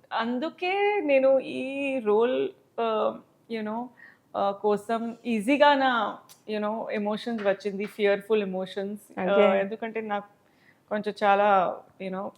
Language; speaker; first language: Telugu; non-native, learner; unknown